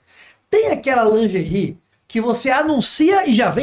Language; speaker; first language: Portuguese; native; Portuguese